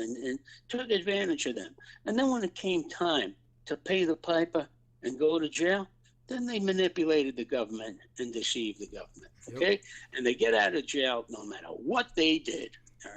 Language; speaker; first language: English; native; English